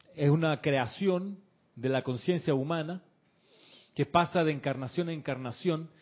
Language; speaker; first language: Spanish; native; Spanish